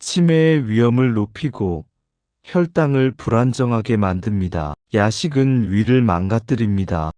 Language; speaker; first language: Korean; native; Korean